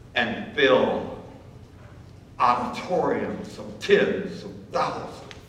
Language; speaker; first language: English; native; English